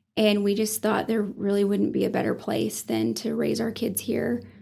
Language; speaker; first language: English; native; English